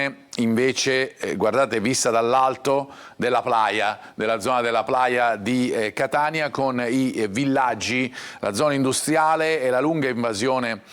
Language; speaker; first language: Italian; native; Italian